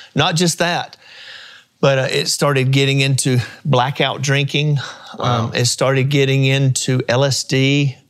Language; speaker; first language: English; native; English